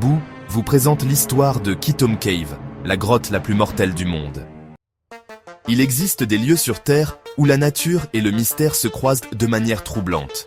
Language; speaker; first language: French; native; French